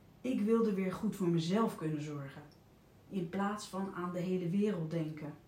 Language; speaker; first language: Dutch; native; Dutch